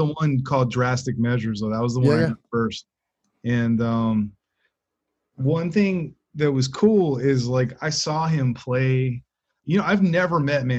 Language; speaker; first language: English; native; English